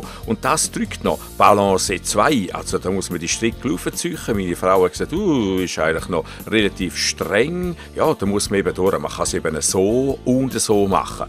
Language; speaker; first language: German; native; German